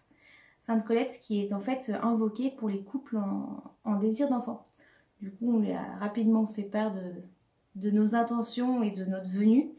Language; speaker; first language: French; native; French